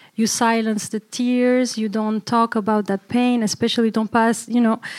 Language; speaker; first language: English; early bilingual, other home language; Turkish